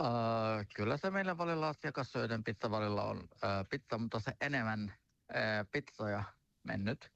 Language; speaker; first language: Finnish; non-native, learner; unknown